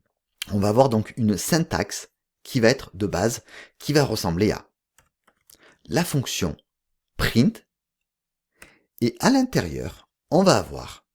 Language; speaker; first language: French; native; French